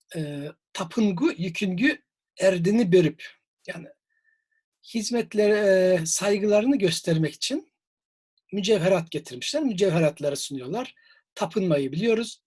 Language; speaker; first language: Turkish; native; Turkish